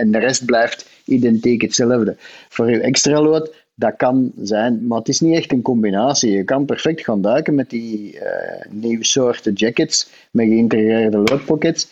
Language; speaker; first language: Dutch; native; Dutch